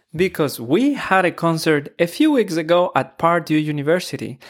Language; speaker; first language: English; non-native, fluent; Spanish